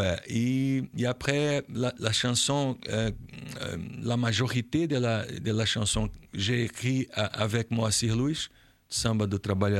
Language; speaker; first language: French; non-native, learner; Portuguese